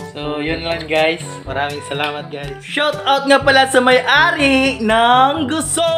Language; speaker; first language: Filipino; non-native, local second language; Cebuano